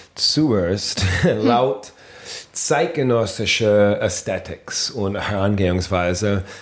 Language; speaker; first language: German; non-native, fluent; English